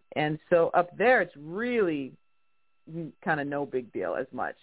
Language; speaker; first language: English; native; English